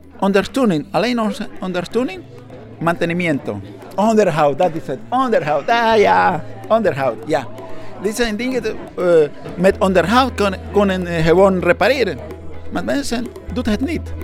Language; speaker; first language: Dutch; non-native, learner; Spanish